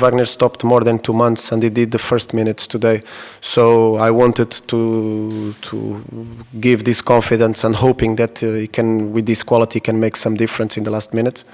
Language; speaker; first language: English; non-native, fluent; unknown